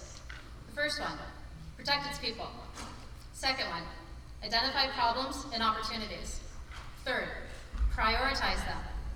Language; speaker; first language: English; native; English